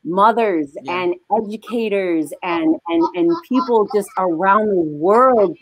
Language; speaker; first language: English; native; English